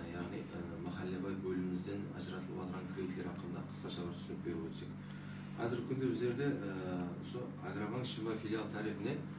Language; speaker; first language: Uzbek; non-native, local second language; Kara-Kalpak